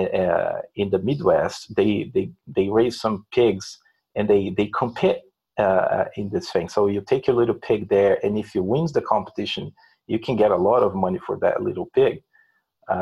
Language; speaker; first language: English; non-native, fluent; Portuguese